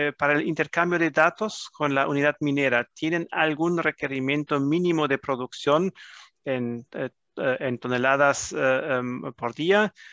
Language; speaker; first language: Spanish; non-native, fluent; German